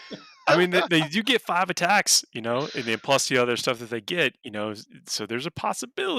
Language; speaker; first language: English; native; English